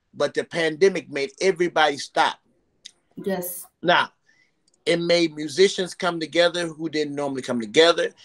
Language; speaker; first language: English; native; English